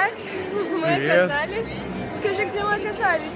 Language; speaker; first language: Russian; native; Russian